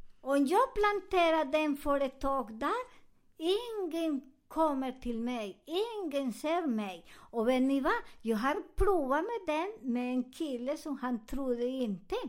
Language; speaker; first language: Swedish; non-native, learner; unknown